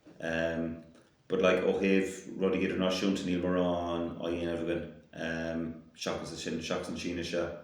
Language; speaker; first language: Irish; non-native, local second language; English